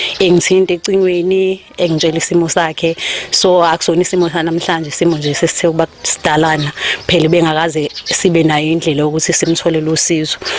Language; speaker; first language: Zulu; native; Zulu